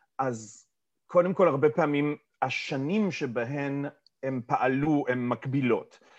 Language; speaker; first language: Hebrew; early bilingual, other home language; English